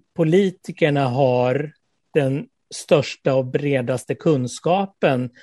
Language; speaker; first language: Swedish; native; Swedish